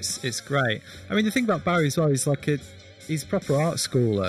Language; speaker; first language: English; native; English